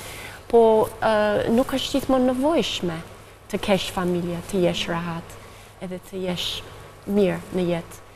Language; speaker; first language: Albanian; non-native, fluent; English